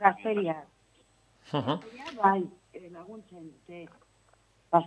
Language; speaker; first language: Basque; non-native, local second language; Spanish